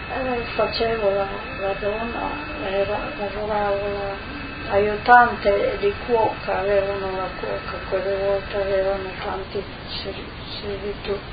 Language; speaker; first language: Italian; non-native, local second language; Slovenian